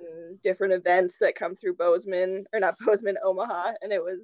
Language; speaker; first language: English; native; English